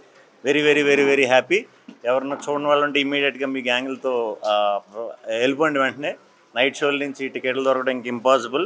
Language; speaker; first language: Telugu; native; Telugu